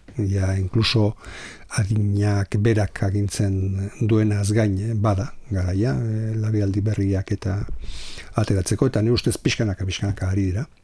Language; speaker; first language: Basque; non-native, local second language; Spanish